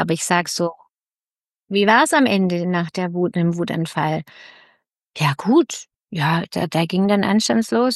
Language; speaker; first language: German; native; German